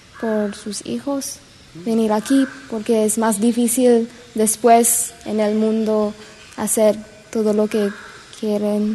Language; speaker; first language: Spanish; non-native, learner; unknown